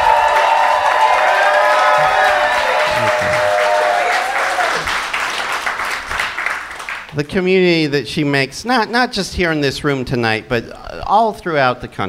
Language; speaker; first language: English; native; English